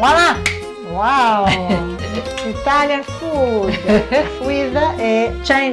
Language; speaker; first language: English; non-native, learner; Italian